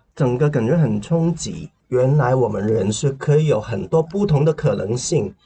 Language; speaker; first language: Chinese; non-native, fluent; Cantonese